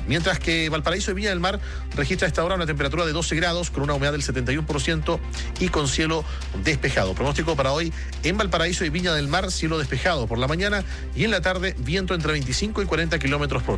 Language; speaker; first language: Spanish; native; Spanish